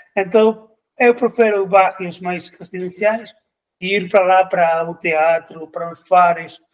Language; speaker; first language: Portuguese; non-native, fluent; Spanish